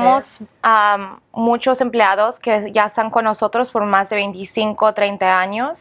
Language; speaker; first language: Spanish; early bilingual, heritage; English